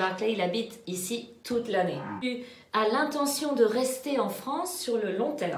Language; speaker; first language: French; native; French